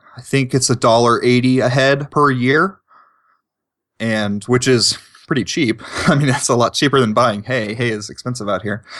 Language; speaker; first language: English; native; English